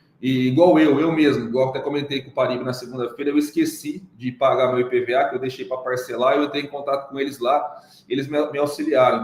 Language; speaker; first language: Portuguese; native; Portuguese